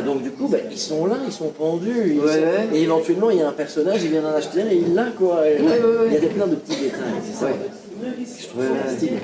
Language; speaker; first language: French; native; French